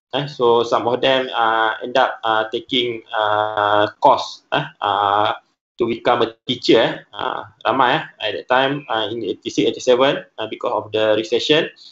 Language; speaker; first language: English; non-native, local second language; Malay